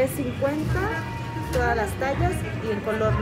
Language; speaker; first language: Spanish; native; Spanish